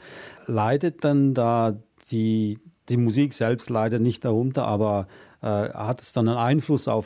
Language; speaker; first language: German; native; German